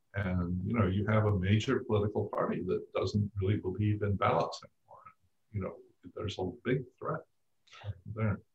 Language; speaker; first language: English; native; English